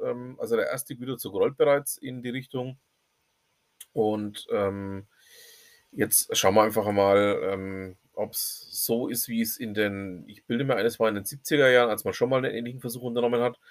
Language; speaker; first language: German; native; German